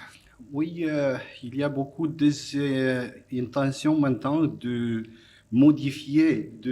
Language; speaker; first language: French; non-native, fluent; Romanian